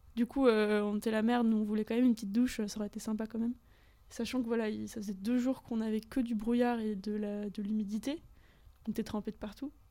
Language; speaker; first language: French; native; French